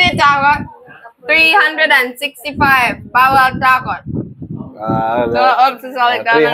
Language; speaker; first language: Filipino; non-native, learner; English